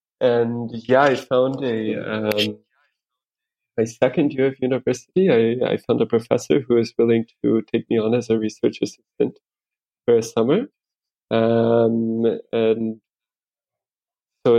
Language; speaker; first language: English; native; English